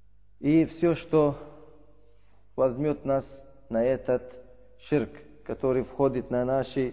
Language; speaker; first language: Russian; non-native, learner; Uzbek